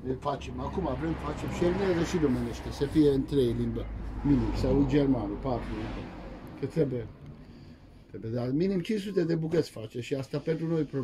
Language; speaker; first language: Romanian; non-native, local second language; Hungarian